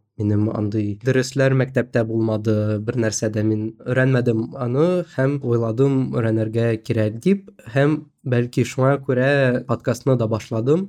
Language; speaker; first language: Tatar; non-native, local second language; Russian